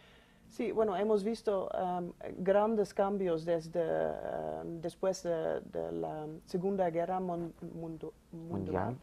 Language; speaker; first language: Spanish; non-native, fluent; Dutch